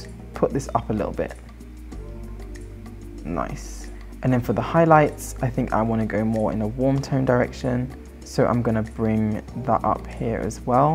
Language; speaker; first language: English; native; English